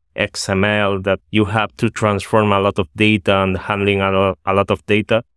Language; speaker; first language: English; non-native, fluent; Spanish